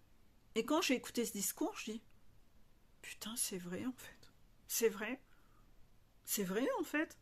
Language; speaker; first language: French; native; French